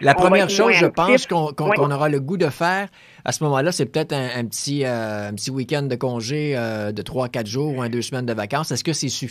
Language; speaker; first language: French; native; French